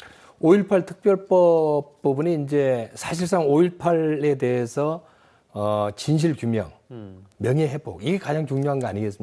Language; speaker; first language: Korean; native; Korean